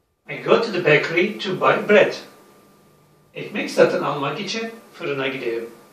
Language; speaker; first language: English; non-native, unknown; Turkish